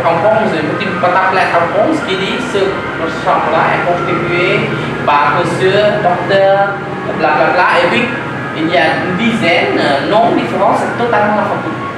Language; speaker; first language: French; non-native, learner; Vietnamese